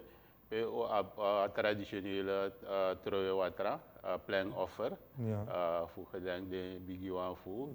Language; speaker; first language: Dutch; non-native, local second language; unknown